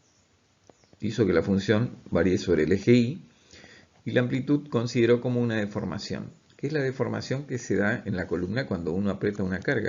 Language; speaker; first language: Spanish; native; Spanish